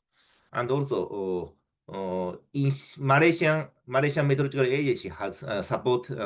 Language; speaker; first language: English; non-native, fluent; Japanese